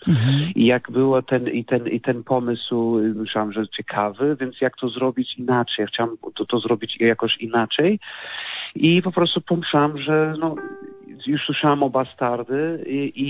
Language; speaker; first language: Polish; non-native, fluent; Portuguese